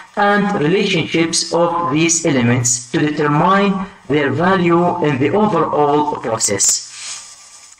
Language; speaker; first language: English; non-native, fluent; Arabic